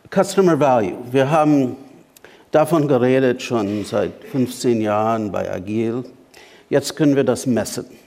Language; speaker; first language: German; non-native, fluent; English